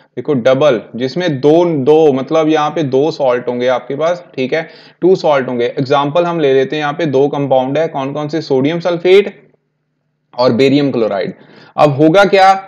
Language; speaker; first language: Hindi; non-native, local second language; Punjabi